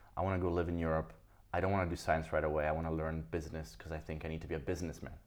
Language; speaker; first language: English; early bilingual, other home language; Italian